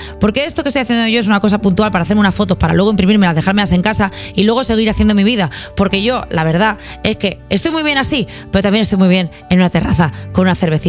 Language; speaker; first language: Spanish; native; Spanish